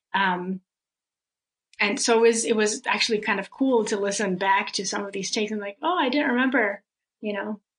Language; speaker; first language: English; early bilingual, other home language; Russian